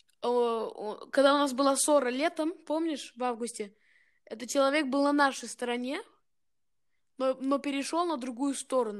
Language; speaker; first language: Russian; early bilingual, heritage; Russian